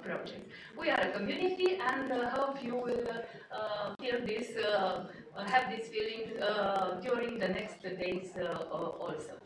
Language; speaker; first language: English; non-native, fluent; Romanian